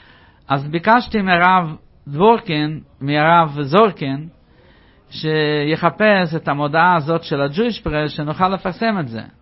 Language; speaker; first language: Hebrew; non-native, fluent; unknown